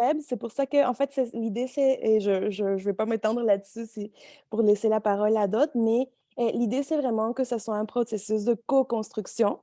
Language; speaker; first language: French; native; French